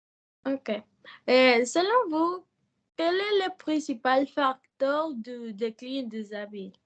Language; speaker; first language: French; non-native, learner; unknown